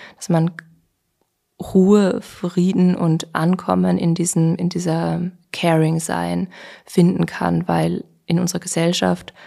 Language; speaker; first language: German; native; German